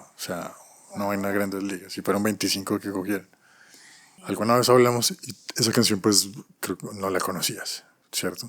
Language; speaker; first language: Spanish; native; Spanish